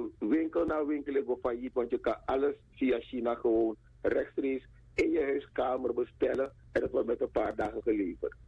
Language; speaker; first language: Dutch; native; Dutch